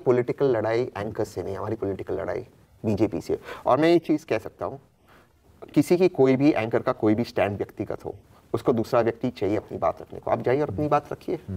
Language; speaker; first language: Hindi; native; Hindi